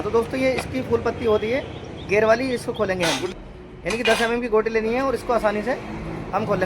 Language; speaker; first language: Hindi; native; Hindi